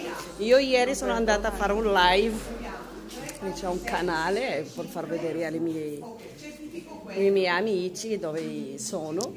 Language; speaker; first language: Italian; non-native, fluent; Arabic